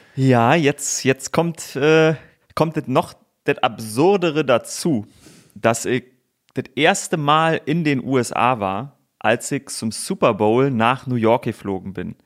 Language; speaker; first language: German; native; German